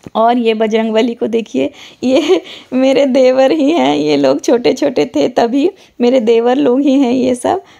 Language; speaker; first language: Hindi; non-native, local second language; Odia